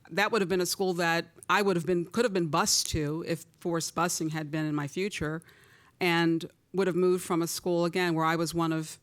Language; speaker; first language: English; native; English